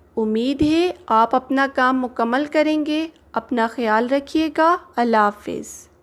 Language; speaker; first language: Urdu; non-native, local second language; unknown